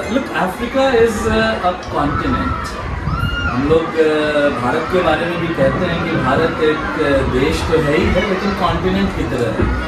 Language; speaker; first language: Hindi; native; Hindi